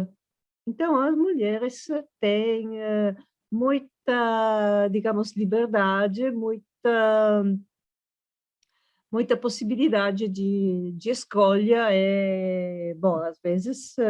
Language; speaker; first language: Portuguese; non-native, fluent; Italian